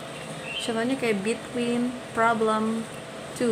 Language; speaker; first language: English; non-native, learner; Indonesian